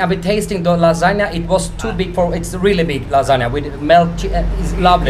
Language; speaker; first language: English; non-native, fluent; Swedish